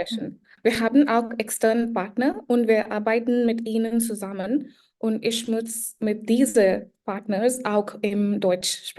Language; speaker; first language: German; non-native, learner; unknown